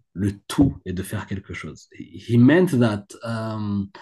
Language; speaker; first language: English; non-native, local second language; Kinyarwanda